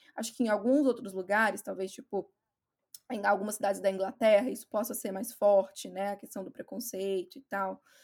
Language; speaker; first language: Portuguese; native; Portuguese